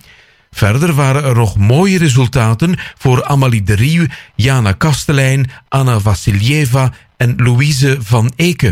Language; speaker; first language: Dutch; native; Dutch